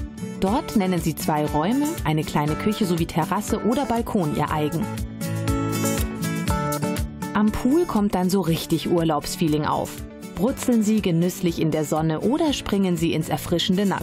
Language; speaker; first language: German; native; German